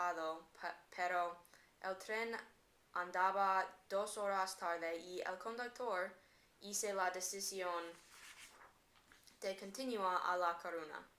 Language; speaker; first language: Spanish; non-native, learner; English